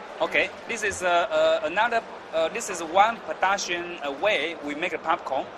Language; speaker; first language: English; non-native, learner; Chinese